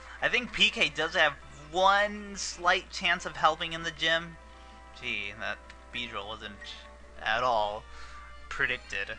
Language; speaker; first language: English; native; English